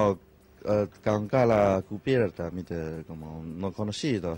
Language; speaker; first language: Spanish; non-native, learner; Chinese